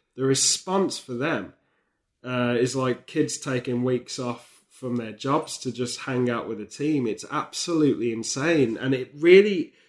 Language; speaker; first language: English; native; English